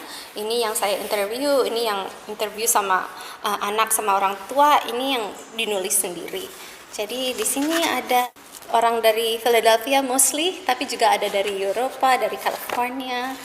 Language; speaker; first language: Indonesian; early bilingual, heritage; Indonesian